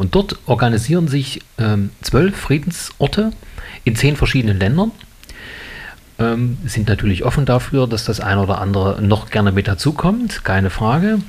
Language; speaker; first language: German; native; German